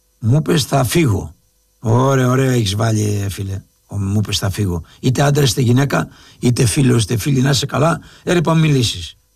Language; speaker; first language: Greek; native; Greek